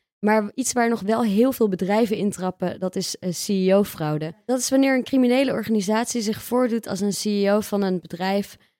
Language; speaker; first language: Dutch; native; Dutch